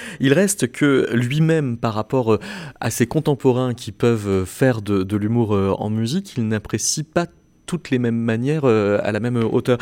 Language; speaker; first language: French; native; French